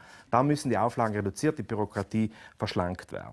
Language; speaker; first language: German; native; German